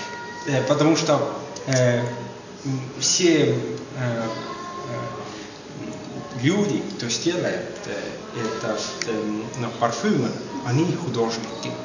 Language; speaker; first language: Russian; non-native, learner; Estonian